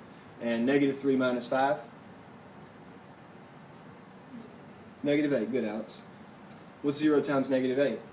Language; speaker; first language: English; native; English